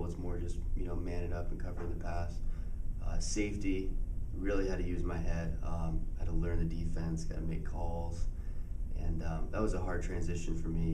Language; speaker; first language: English; native; English